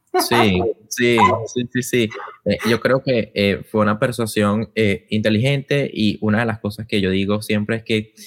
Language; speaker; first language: Spanish; native; Spanish